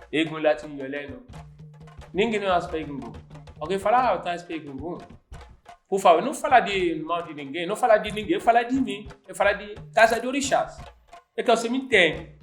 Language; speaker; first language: Portuguese; non-native, learner; Yoruba